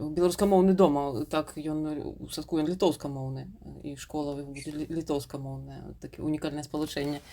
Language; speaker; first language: Belarusian; non-native, local second language; Russian